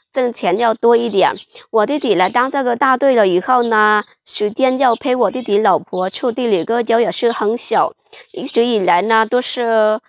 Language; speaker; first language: Chinese; non-native, fluent; Lao